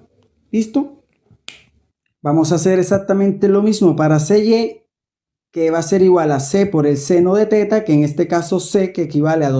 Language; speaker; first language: Spanish; native; Spanish